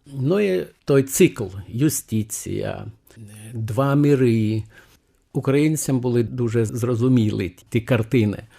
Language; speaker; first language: Ukrainian; non-native, fluent; Lithuanian